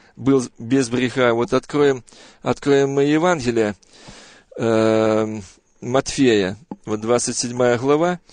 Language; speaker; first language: Russian; native; Russian